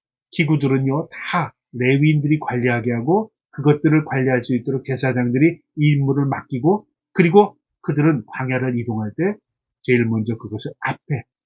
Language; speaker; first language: Korean; native; Korean